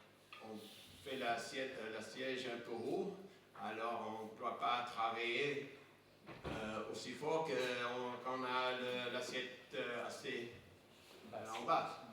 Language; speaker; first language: French; non-native, fluent; English